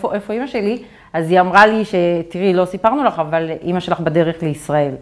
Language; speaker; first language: Hebrew; early bilingual, other home language; Amharic